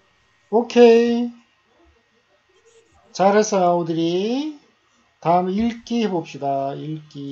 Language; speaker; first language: Korean; native; Korean